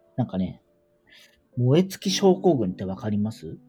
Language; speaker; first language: Japanese; native; Japanese